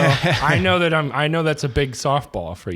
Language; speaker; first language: English; native; English